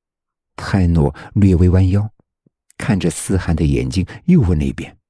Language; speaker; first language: Chinese; native; Chinese